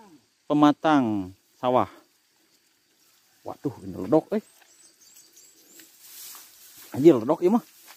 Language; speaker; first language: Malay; non-native, local second language; Sundanese